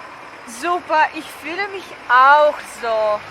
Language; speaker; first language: German; non-native, fluent; Russian